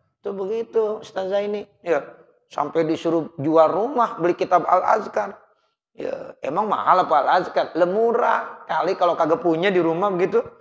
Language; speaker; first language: Indonesian; native; Indonesian